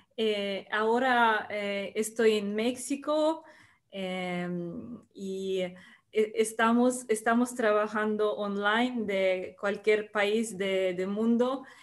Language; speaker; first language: Spanish; non-native, learner; Russian